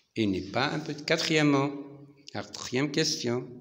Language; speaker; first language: French; non-native, local second language; Arabic